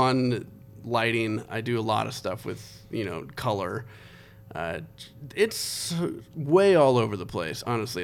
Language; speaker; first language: English; native; English